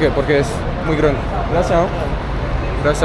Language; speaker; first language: Spanish; non-native, learner; French